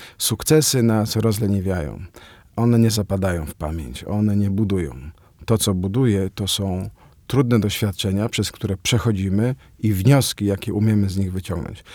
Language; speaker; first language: Polish; native; Polish